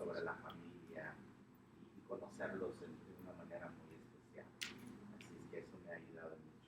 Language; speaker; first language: Spanish; early bilingual, heritage; Spanish